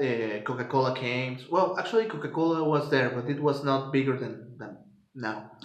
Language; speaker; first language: English; non-native, fluent; Spanish